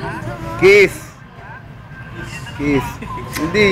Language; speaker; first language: Filipino; native; Filipino